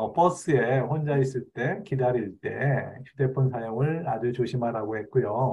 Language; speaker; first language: Korean; native; Korean